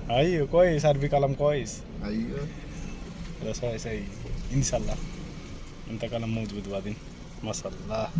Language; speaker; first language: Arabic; non-native, learner; Bangla